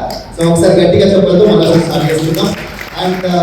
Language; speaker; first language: Telugu; native; Telugu